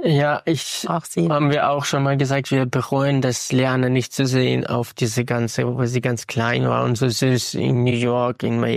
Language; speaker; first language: German; non-native, fluent; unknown